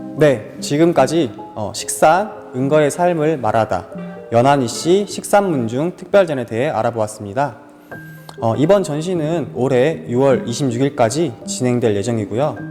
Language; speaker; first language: Korean; native; Korean